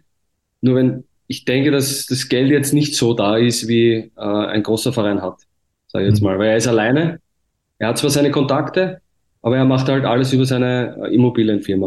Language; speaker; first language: German; native; German